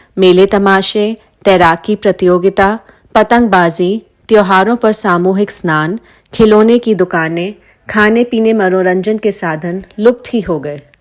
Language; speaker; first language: Hindi; native; Hindi